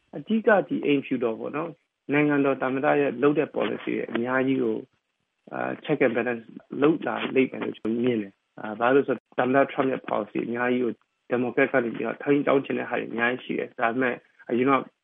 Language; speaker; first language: Burmese; non-native, local second language; Kachin